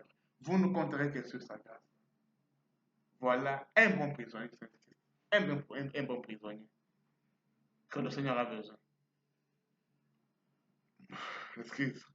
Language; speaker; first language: French; non-native, fluent; Portuguese